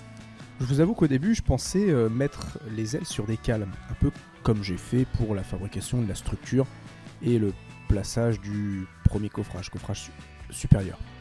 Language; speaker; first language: French; native; French